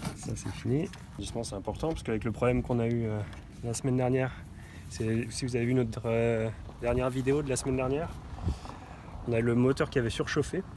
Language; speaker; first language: French; native; French